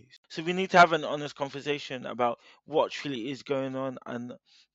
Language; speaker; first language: English; native; English